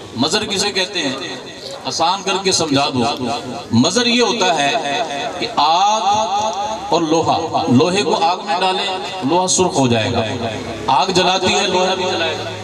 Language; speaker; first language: Urdu; non-native, local second language; Punjabi